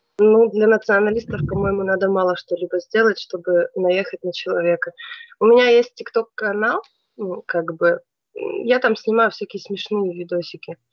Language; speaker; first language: Russian; native; Russian